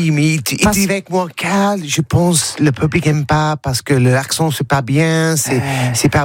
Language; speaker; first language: French; non-native, learner; English